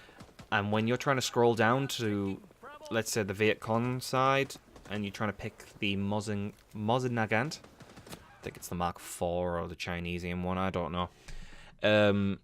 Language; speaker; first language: English; native; English